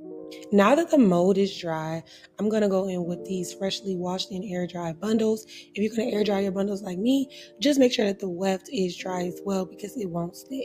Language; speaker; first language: English; native; English